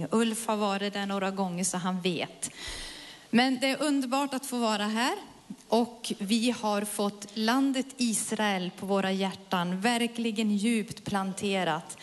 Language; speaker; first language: Swedish; native; Swedish